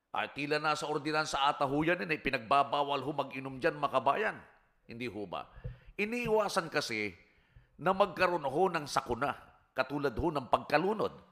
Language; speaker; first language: Filipino; native; Filipino